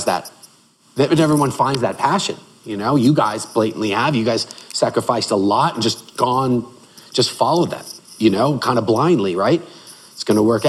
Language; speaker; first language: English; native; English